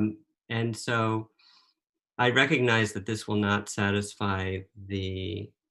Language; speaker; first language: English; native; English